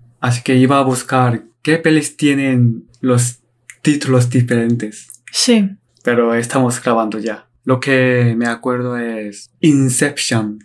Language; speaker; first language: Spanish; non-native, learner; Korean